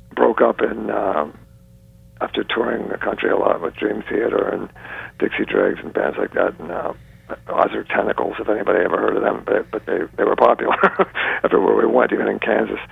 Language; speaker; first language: English; native; English